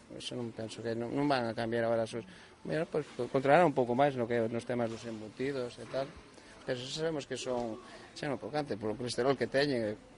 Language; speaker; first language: Galician; native; Galician